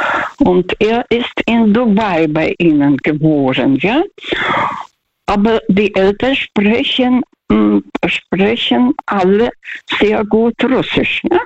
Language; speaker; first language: German; non-native, fluent; Russian